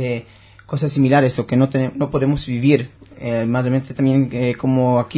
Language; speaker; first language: Spanish; non-native, learner; Hebrew